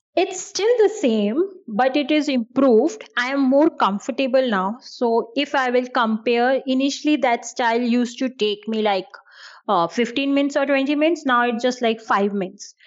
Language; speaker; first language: English; non-native, local second language; Hindi